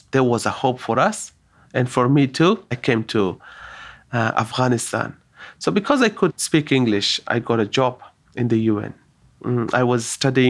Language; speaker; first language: English; non-native, local second language; Hazaragi